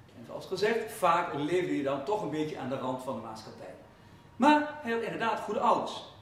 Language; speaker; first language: Dutch; native; Dutch